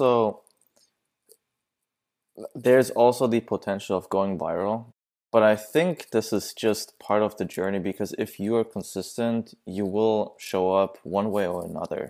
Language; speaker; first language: English; non-native, fluent; German